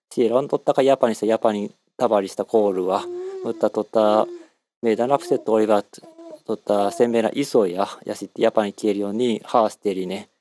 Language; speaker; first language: Finnish; non-native, learner; Japanese